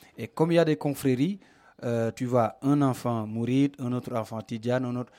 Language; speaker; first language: French; non-native, local second language; Wolof